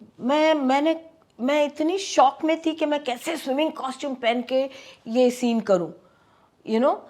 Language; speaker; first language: Hindi; non-native, local second language; Tamil